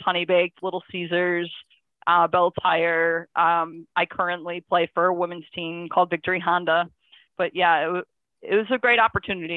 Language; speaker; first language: English; native; English